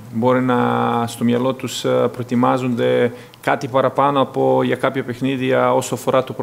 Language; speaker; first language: Greek; non-native, fluent; Serbian